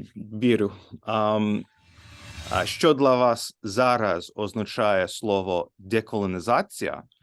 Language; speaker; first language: Ukrainian; non-native, learner; English